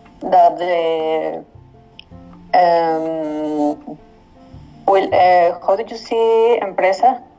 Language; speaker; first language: English; non-native, learner; Spanish